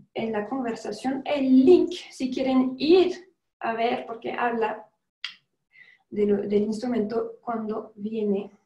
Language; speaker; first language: Spanish; non-native, fluent; French